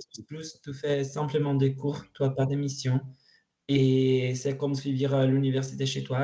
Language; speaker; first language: French; non-native, learner; Italian